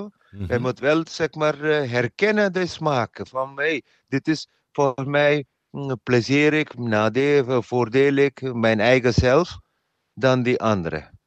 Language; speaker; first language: Dutch; non-native, learner; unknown